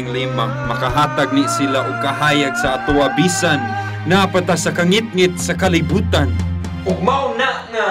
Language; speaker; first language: Cebuano; non-native, fluent; English